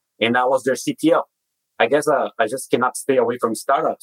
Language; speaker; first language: English; non-native, fluent; Portuguese